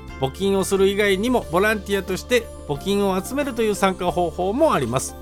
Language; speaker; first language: Japanese; native; Japanese